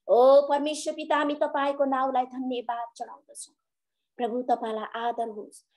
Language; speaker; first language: Nepali; native; Nepali